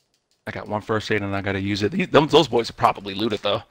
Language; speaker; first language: English; native; English